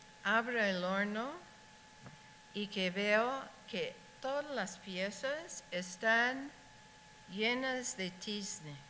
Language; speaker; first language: Spanish; non-native, fluent; English